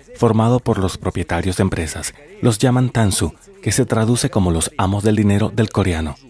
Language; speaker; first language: Spanish; non-native, fluent; Russian